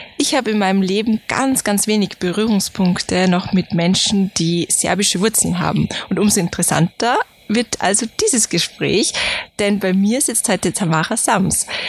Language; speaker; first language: German; native; German